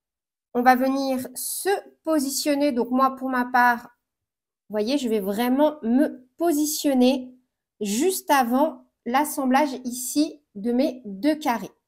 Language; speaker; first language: French; native; French